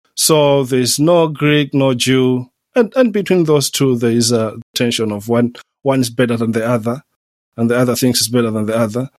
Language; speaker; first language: English; non-native, local second language; Nyanja